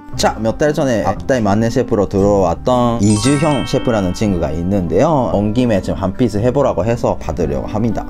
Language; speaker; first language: Korean; non-native, fluent; Japanese